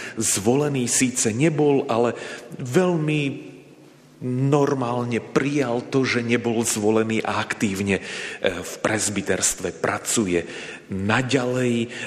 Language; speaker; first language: Slovak; native; Slovak